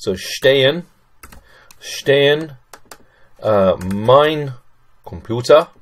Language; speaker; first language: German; non-native, fluent; English